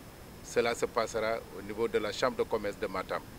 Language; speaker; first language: French; non-native, local second language; Fula